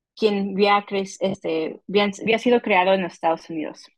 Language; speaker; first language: Spanish; early bilingual, heritage; Spanish